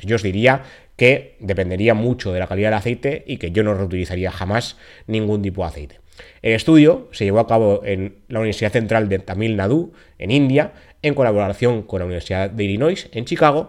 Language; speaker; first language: Spanish; native; Spanish